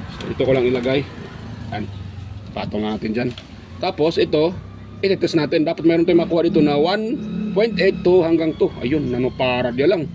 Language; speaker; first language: Filipino; non-native, local second language; Cebuano